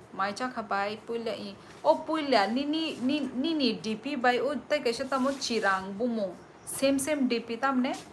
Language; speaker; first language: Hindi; non-native, local second language; Kok Borok